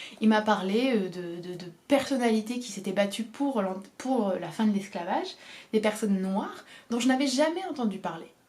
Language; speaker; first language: French; native; French